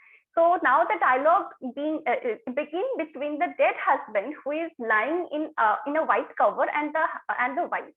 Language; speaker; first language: English; non-native, local second language; Bangla